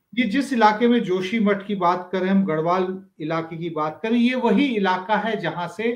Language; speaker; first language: Hindi; native; Hindi